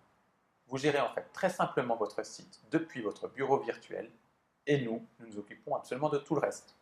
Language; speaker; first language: French; native; French